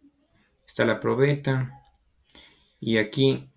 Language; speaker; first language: Spanish; native; Spanish